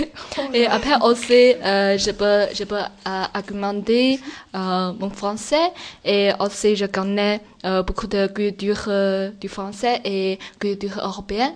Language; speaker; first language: French; non-native, learner; Chinese